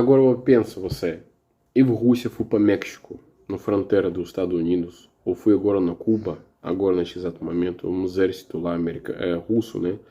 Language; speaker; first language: Portuguese; non-native, learner; Russian